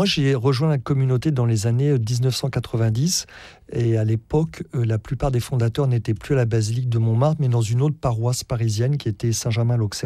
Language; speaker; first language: French; native; French